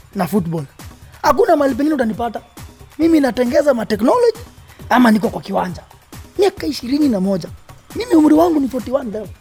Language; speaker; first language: Swahili; native; Swahili